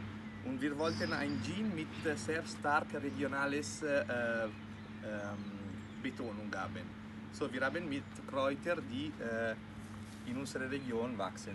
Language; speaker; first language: German; non-native, local second language; Italian